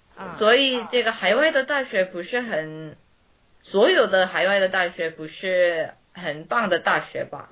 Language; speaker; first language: Chinese; non-native, learner; Korean